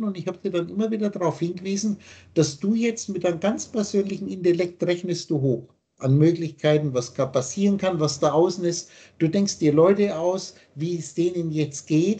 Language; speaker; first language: German; native; German